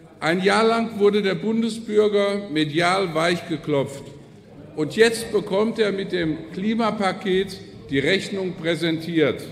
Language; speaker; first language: German; native; German